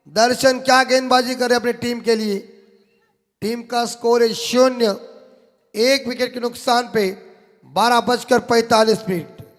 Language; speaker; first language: Hindi; non-native, local second language; Marathi